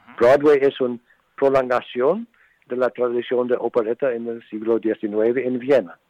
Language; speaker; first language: Spanish; non-native, fluent; English